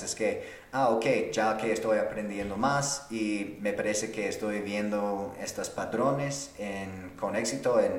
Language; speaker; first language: Spanish; non-native, fluent; English